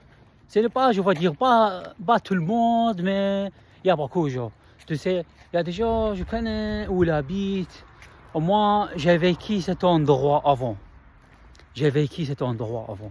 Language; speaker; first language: French; non-native, learner; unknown